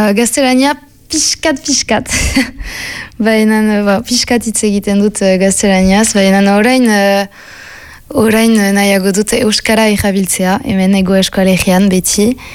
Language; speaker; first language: Basque; non-native, local second language; French